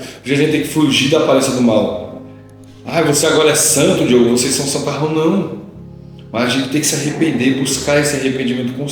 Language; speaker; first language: Portuguese; native; Portuguese